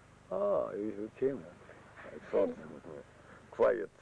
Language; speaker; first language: English; non-native, learner; Japanese